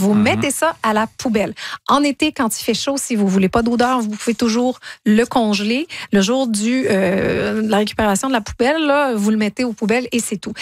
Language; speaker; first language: French; native; French